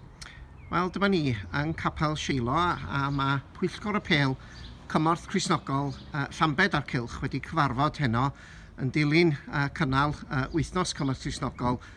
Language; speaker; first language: Welsh; native; Welsh